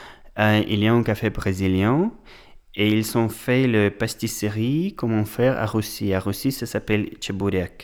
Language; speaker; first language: French; non-native, learner; Russian